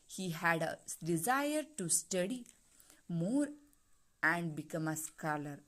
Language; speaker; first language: English; non-native, local second language; Kannada